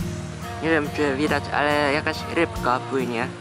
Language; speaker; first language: Polish; non-native, fluent; Japanese